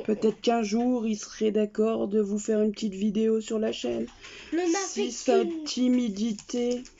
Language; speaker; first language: French; native; French